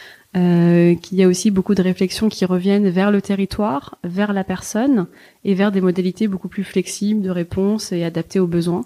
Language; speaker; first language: French; native; French